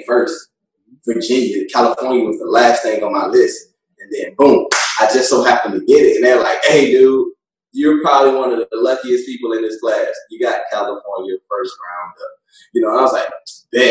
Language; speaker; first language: English; native; English